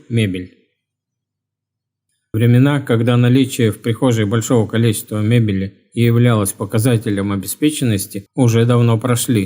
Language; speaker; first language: Russian; native; Russian